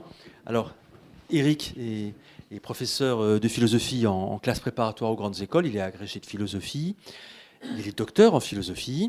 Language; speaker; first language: French; native; French